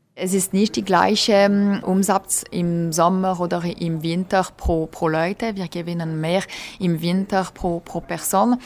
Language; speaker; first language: German; non-native, local second language; French